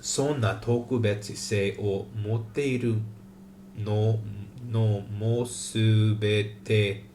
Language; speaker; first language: Japanese; non-native, learner; English